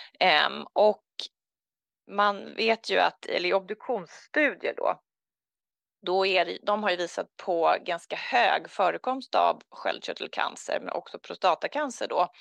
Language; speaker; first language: Swedish; native; Swedish